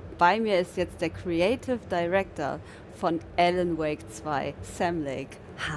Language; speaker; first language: German; native; German